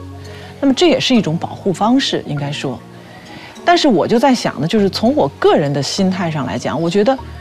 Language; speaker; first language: Chinese; native; Chinese